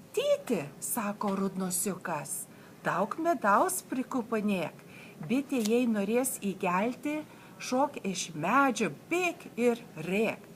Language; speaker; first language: Lithuanian; early bilingual, heritage; Lithuanian